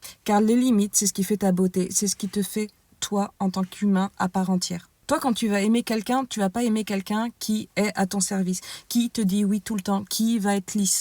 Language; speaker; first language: French; native; French